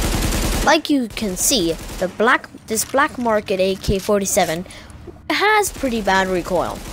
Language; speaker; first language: English; non-native, fluent; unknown